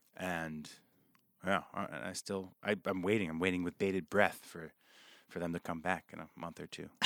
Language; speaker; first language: English; native; English